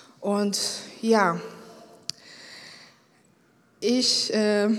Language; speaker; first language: German; non-native, fluent; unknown